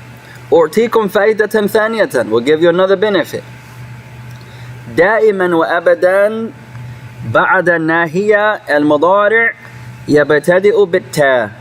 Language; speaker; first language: Arabic; non-native, fluent; English